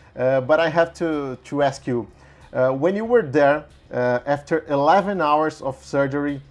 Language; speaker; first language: English; non-native, fluent; Portuguese